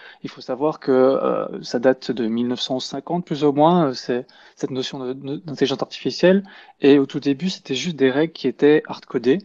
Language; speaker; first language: French; native; French